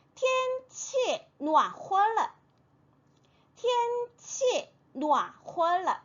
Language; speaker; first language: Chinese; non-native, fluent; Korean